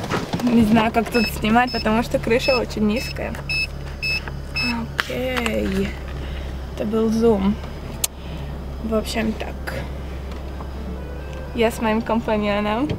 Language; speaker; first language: Russian; early bilingual, heritage; Russian